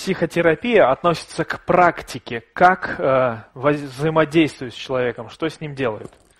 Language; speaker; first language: Russian; native; Russian